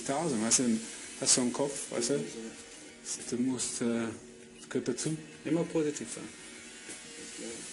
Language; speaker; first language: German; non-native, fluent; English